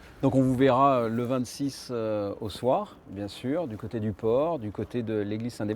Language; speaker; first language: French; native; French